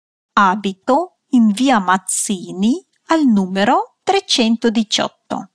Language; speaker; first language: Italian; non-native, fluent; Russian